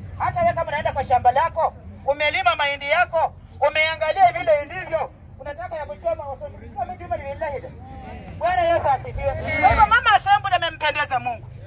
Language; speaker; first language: Swahili; non-native, local second language; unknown